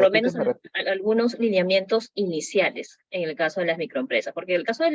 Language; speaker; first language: Spanish; native; Spanish